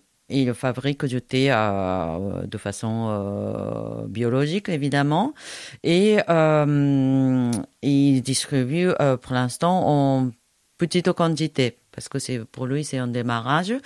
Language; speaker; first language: French; non-native, fluent; Japanese